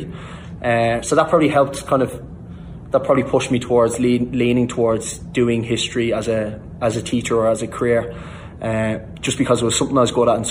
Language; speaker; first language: English; native; English